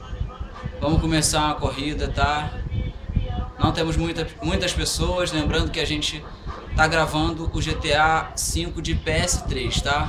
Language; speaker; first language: Portuguese; native; Portuguese